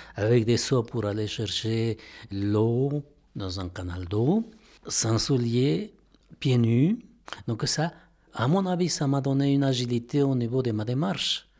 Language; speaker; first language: French; non-native, fluent; Spanish